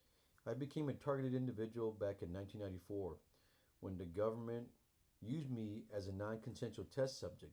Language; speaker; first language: English; native; English